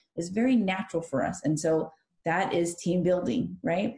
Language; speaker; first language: English; early bilingual, other home language; Spanish